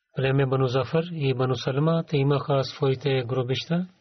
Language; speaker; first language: Bulgarian; non-native, learner; Urdu